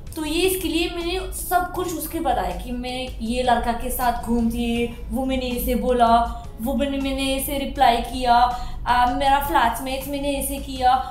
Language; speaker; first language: Hindi; non-native, learner; Arabic